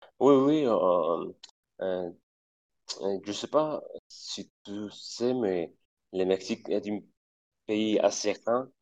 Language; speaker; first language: French; non-native, fluent; Spanish